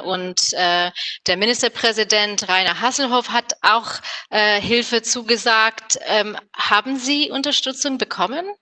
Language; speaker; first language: German; non-native, fluent; English